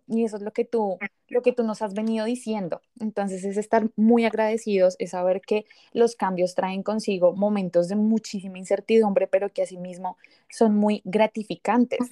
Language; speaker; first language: Spanish; native; Spanish